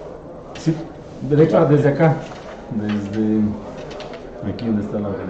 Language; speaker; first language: Spanish; native; Spanish